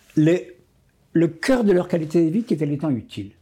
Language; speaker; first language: French; non-native, fluent; Spanish